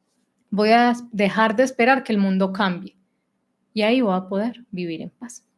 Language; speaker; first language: Spanish; native; Spanish